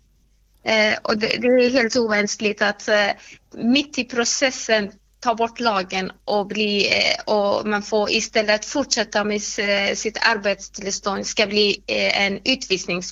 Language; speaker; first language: Swedish; non-native, fluent; Persian